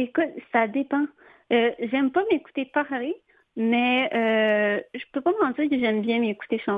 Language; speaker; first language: French; native; French